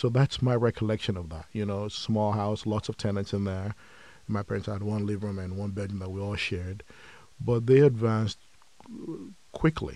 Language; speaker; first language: English; non-native, local second language; Yoruba